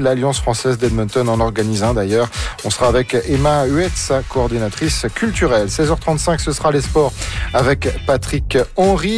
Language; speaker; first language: French; native; French